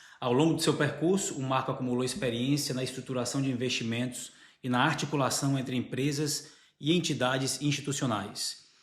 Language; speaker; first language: Portuguese; native; Portuguese